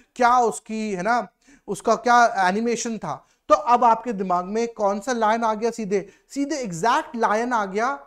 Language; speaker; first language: Hindi; native; Hindi